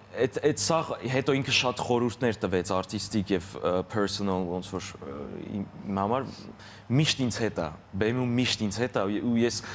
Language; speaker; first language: Armenian; early bilingual, heritage; Armenian